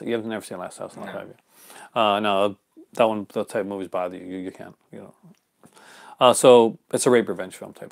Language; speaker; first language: English; native; English